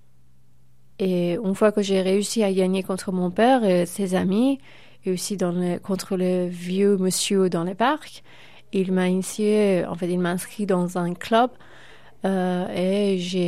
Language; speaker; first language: French; non-native, fluent; Persian